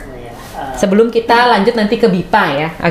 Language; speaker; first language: Indonesian; native; Indonesian